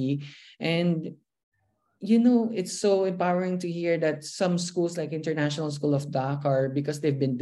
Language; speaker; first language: English; non-native, local second language; Filipino